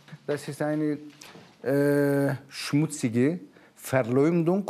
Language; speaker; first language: German; non-native, fluent; Turkish